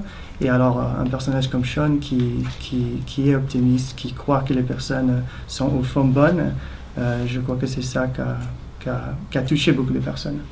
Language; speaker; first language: French; non-native, fluent; English